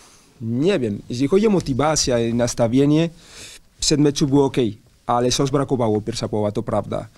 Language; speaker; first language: Polish; non-native, learner; Spanish